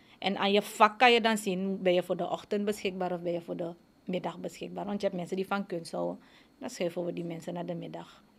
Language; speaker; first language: Dutch; native; Dutch